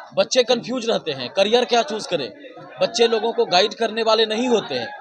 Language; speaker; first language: Hindi; native; Hindi